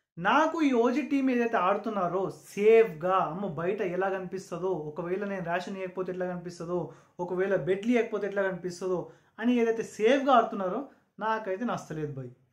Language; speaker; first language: Telugu; non-native, local second language; Urdu